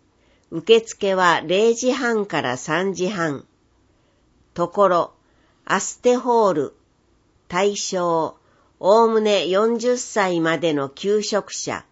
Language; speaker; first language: Japanese; native; Japanese